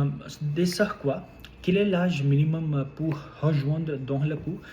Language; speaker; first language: French; non-native, learner; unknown